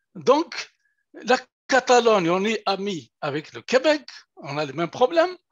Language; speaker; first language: French; non-native, local second language; Kabyle